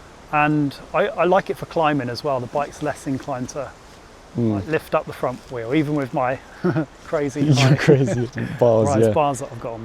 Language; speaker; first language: English; native; English